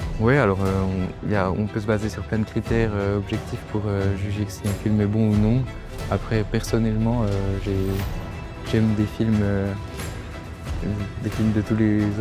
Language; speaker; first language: French; native; French